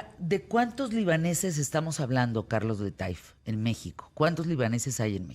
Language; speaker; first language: Spanish; native; Spanish